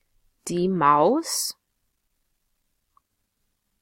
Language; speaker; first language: German; non-native, fluent; English